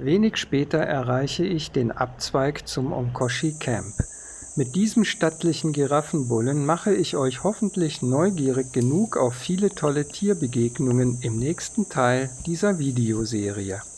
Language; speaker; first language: German; native; German